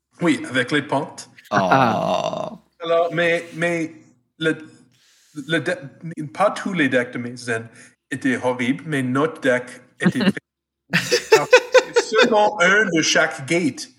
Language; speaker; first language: French; non-native, fluent; English